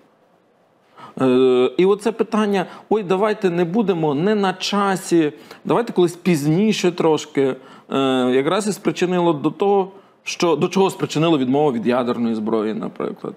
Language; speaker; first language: Ukrainian; native; Ukrainian